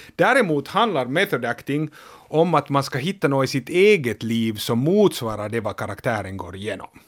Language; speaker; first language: Swedish; native; Swedish